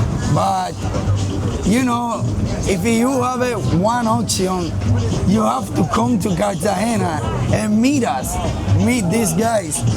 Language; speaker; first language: English; non-native, learner; Spanish